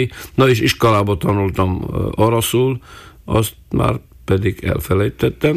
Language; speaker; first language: Hungarian; non-native, local second language; Slovak